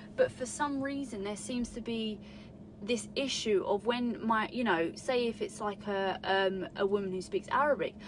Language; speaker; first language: English; native; English